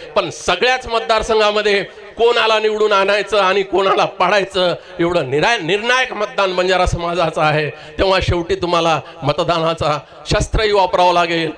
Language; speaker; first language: Marathi; non-native, local second language; Lambadi